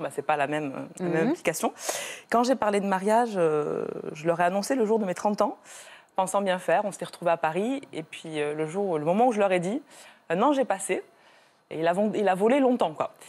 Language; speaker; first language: French; native; French